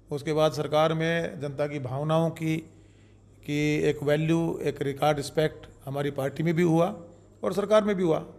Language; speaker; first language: Hindi; native; Hindi